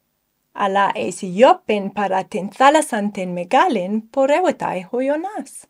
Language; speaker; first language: Greek; non-native, fluent; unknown